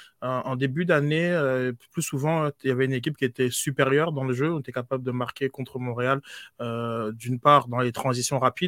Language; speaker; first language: French; native; French